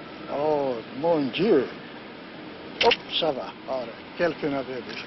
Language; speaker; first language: French; non-native, learner; Hungarian